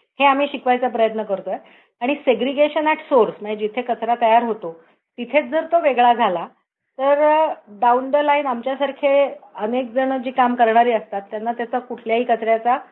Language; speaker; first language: Marathi; native; Marathi